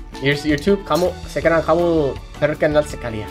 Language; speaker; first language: Indonesian; non-native, learner; English